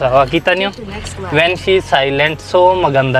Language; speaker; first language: Filipino; non-native, learner; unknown